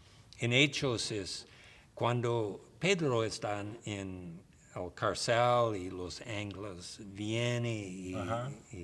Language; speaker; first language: Spanish; non-native, learner; English